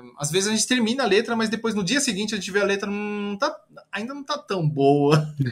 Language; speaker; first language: Portuguese; early bilingual, other home language; Japanese